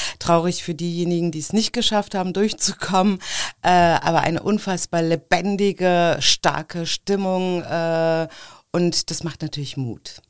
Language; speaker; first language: German; early bilingual, other home language; Turkish